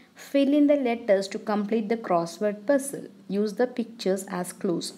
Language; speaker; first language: English; non-native, local second language; Malayalam